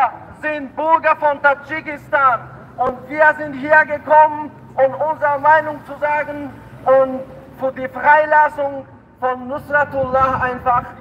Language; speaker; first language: German; non-native, fluent; Tajik